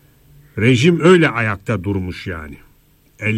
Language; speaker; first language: Turkish; native; Turkish